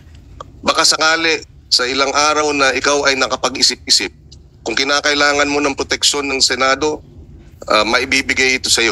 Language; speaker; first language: Filipino; native; Filipino